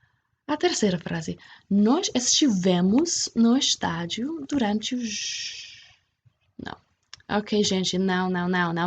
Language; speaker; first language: Portuguese; non-native, fluent; English